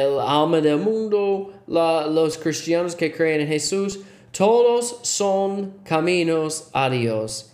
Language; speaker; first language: Spanish; non-native, learner; English